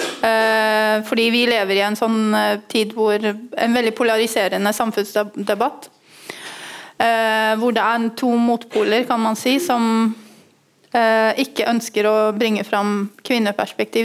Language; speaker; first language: Norwegian; early bilingual, other home language; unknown